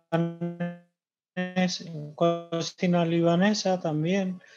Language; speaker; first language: Spanish; non-native, fluent; Bangla